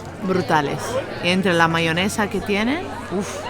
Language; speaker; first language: Spanish; non-native, local second language; Catalan